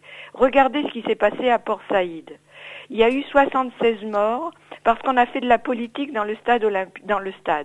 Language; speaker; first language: French; native; French